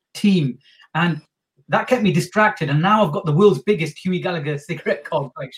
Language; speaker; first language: English; native; English